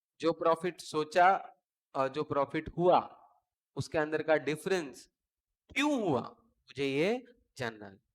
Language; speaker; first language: Hindi; non-native, local second language; Marathi